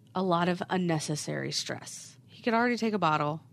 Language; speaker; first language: English; native; English